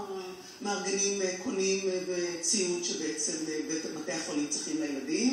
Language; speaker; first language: Hebrew; native; Hebrew